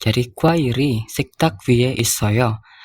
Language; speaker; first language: Korean; non-native, fluent; Indonesian